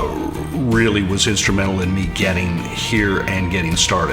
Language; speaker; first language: English; native; English